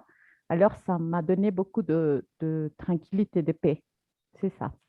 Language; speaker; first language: French; non-native, fluent; Spanish